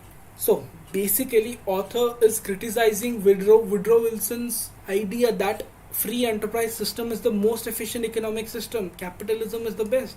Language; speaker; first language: English; non-native, local second language; Hindi